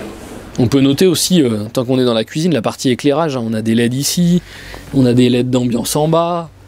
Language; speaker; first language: French; native; French